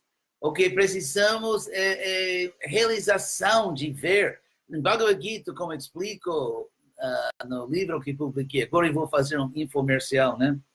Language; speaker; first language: Portuguese; non-native, fluent; English